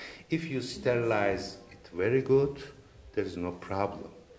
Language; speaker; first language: English; non-native, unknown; Turkish